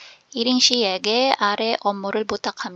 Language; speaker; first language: Korean; non-native, fluent; Filipino